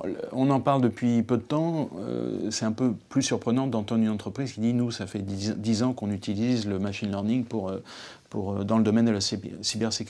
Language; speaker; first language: French; native; French